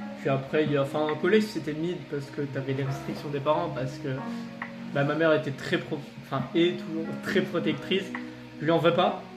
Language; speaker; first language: French; native; French